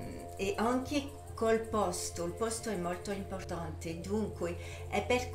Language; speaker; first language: Italian; early bilingual, heritage; French